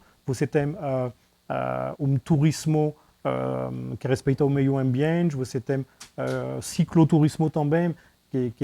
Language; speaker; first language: Portuguese; non-native, fluent; French